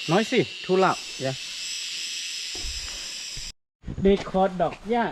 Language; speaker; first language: English; non-native, learner; Thai